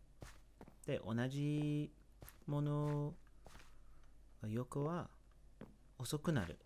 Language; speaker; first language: Japanese; non-native, learner; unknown